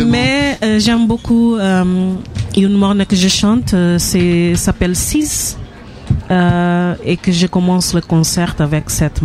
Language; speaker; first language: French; non-native, learner; Portuguese